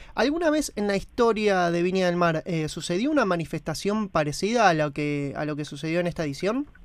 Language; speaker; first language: Spanish; native; Spanish